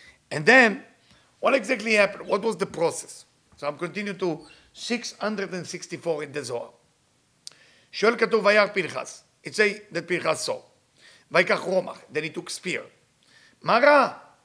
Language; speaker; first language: English; non-native, fluent; Hebrew